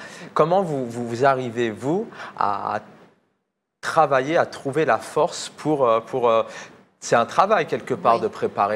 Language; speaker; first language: French; native; French